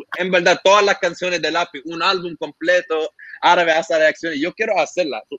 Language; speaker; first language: Spanish; non-native, fluent; Arabic